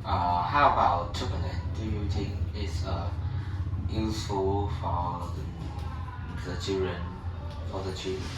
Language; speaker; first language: English; non-native, learner; Vietnamese